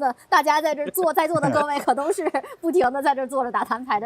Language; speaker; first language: Chinese; native; Chinese